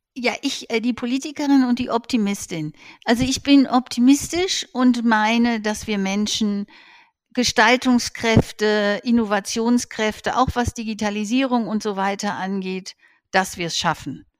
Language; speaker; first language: German; native; German